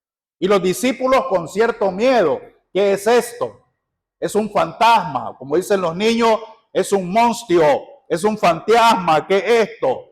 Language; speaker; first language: Spanish; native; Spanish